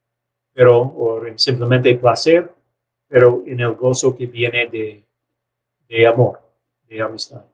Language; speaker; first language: Spanish; non-native, learner; English